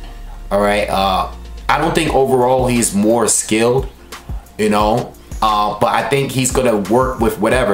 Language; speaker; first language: English; native; English